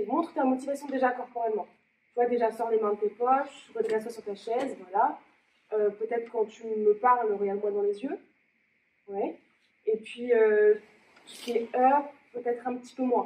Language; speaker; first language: French; native; French